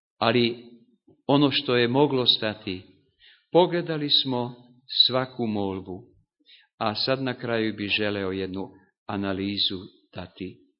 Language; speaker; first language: Serbian; non-native, local second language; Hungarian